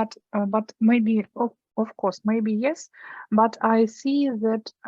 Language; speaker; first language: English; non-native, learner; Russian